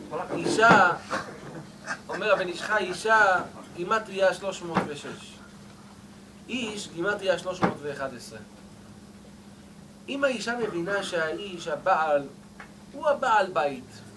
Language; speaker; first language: Hebrew; native; Hebrew